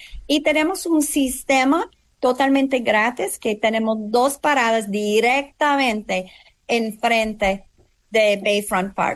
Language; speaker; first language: Spanish; non-native, fluent; English